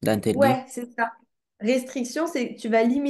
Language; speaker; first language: French; native; French